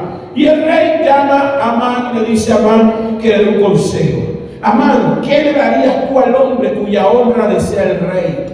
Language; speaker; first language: Spanish; native; Spanish